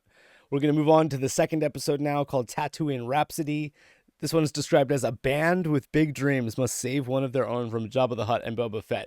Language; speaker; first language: English; native; English